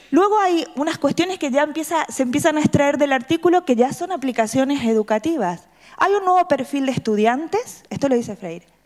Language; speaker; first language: Spanish; native; Spanish